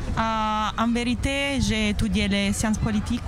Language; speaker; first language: French; non-native, learner; Italian